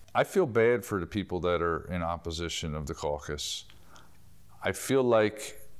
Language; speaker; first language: English; native; English